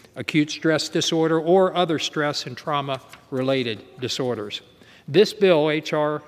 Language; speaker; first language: English; native; English